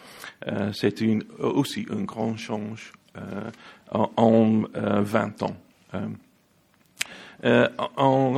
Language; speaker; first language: French; non-native, learner; English